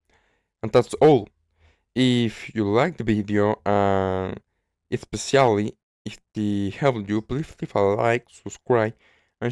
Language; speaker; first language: English; non-native, learner; Spanish